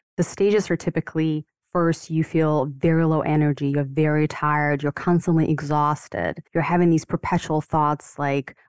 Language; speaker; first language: English; non-native, fluent; Ukrainian